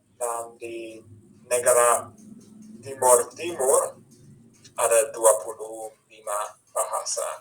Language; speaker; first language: Indonesian; non-native, fluent; English